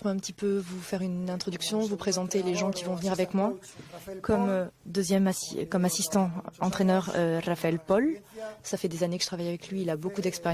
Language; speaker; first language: French; native; French